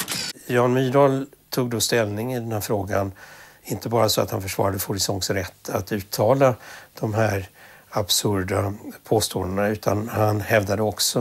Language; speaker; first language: Swedish; native; Swedish